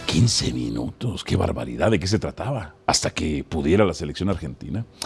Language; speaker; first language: Spanish; native; Spanish